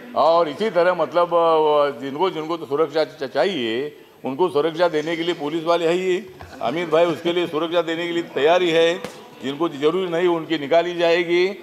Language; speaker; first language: Hindi; non-native, local second language; Marathi